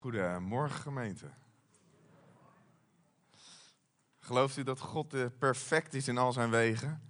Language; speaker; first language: Dutch; native; Dutch